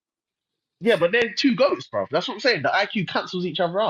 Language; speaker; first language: English; native; English